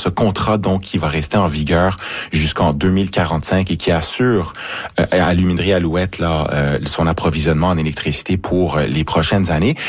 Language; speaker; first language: French; native; French